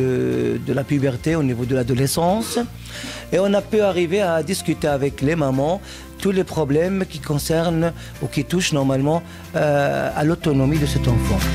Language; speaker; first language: French; non-native, local second language; Arabic